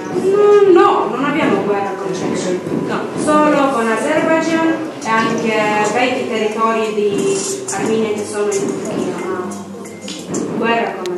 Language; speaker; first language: Italian; non-native, learner; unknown